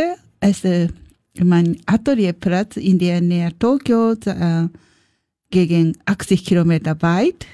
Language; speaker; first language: German; non-native, learner; Japanese